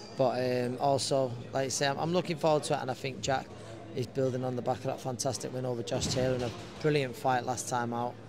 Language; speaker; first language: English; native; English